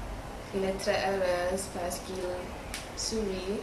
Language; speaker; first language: French; non-native, learner; English